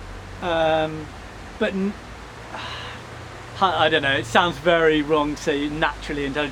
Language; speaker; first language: English; native; English